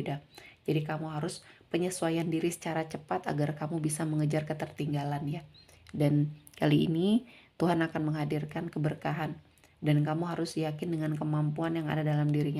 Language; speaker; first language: Indonesian; native; Indonesian